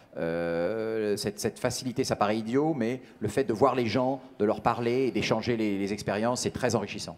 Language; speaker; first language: French; native; French